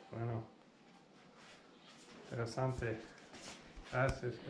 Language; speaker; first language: Spanish; non-native, learner; English